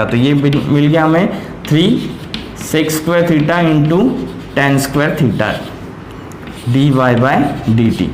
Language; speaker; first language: Hindi; native; Hindi